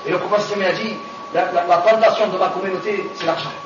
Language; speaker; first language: French; non-native, local second language; Arabic